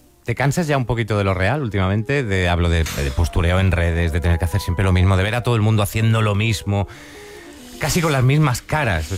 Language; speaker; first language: Spanish; native; Spanish